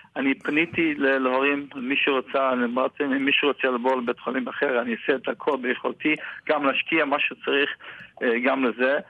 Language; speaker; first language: Hebrew; non-native, fluent; Yiddish